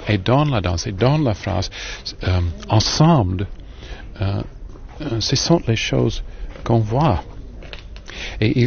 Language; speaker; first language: French; non-native, fluent; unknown